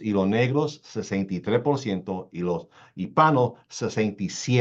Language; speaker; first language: Spanish; early bilingual, heritage; Spanish